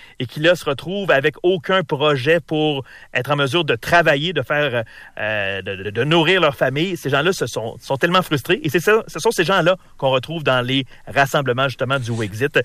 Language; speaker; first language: French; native; French